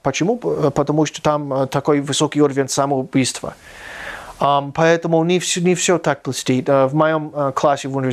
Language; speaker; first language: Russian; non-native, learner; English